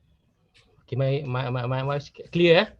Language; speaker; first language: English; non-native, learner; Malay